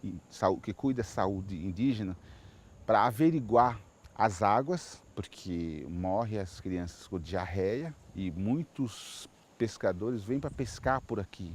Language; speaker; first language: Portuguese; non-native, local second language; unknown